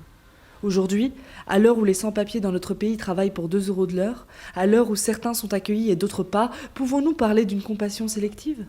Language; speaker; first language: French; native; French